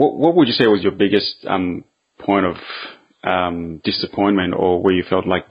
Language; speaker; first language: English; non-native, local second language; Bemba